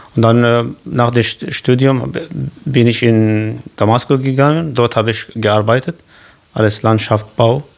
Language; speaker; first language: German; non-native, learner; Kurdish